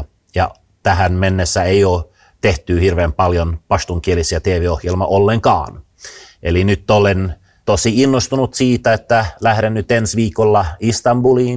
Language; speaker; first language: Finnish; early bilingual, heritage; Finnish